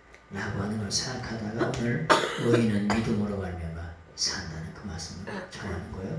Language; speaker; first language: Korean; native; Korean